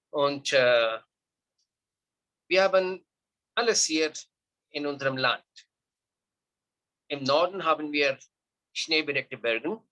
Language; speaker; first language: German; non-native, learner; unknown